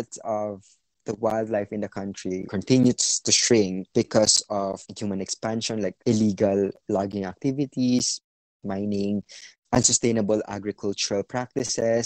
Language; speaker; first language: English; non-native, local second language; Cebuano